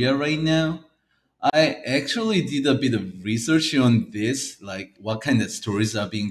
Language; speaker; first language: English; early bilingual, other home language; Korean